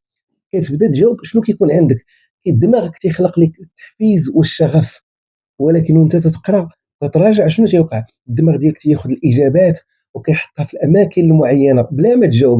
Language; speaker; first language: Arabic; native; Arabic